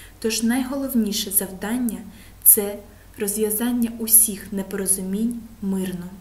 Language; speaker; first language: Ukrainian; non-native, local second language; Russian